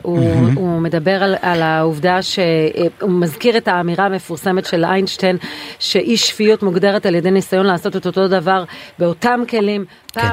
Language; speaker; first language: Hebrew; native; Hebrew